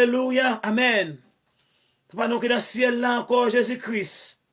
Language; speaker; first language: French; non-native, learner; Haitian Creole